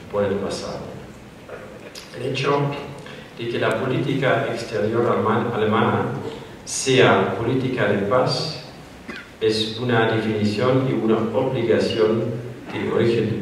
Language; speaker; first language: Spanish; non-native, fluent; German